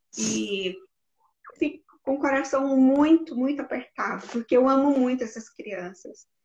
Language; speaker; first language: Portuguese; native; Portuguese